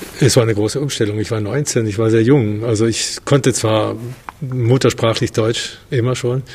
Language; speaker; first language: German; non-native, fluent; Spanish